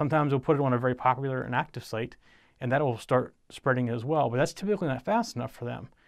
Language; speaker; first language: English; native; English